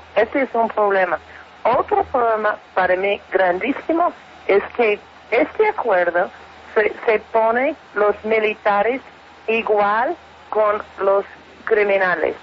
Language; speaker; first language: Spanish; non-native, fluent; English